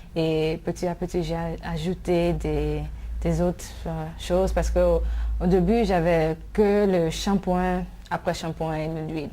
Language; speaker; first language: French; non-native, fluent; English